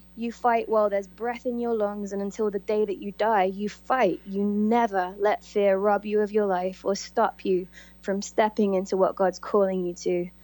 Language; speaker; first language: English; native; English